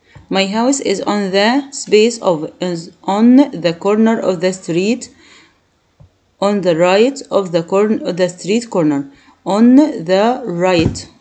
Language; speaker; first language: English; non-native, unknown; Arabic